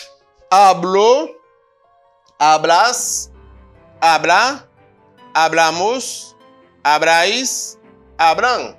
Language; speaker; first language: Spanish; non-native, fluent; Haitian Creole